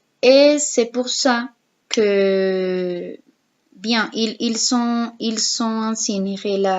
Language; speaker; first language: French; non-native, learner; Spanish